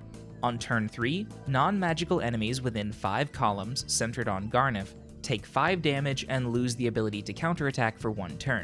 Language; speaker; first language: English; native; English